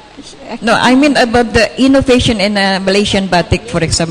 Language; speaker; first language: English; non-native, fluent; Indonesian